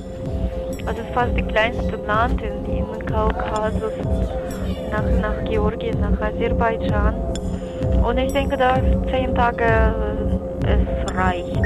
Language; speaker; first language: German; non-native, fluent; Armenian